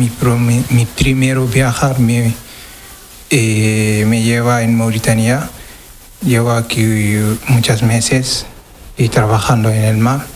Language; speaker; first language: Spanish; non-native, learner; Wolof